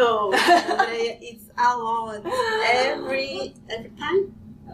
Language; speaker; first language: English; non-native, learner; Portuguese